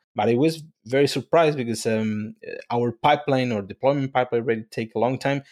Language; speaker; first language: English; non-native, fluent; Spanish